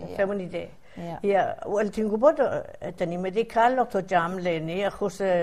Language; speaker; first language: Welsh; early bilingual, heritage; Welsh